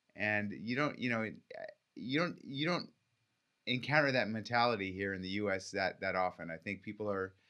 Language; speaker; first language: English; native; English